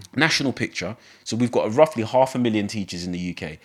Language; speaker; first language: English; native; English